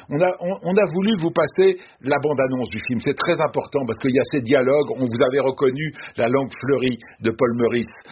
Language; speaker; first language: French; native; French